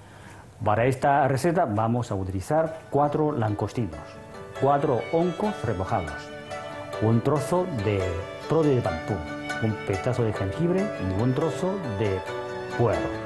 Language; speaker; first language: Spanish; non-native, fluent; Chinese